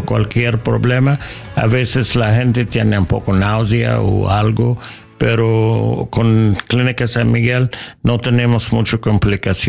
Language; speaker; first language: Spanish; non-native, learner; English